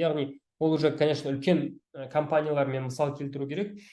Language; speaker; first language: Russian; non-native, local second language; Kazakh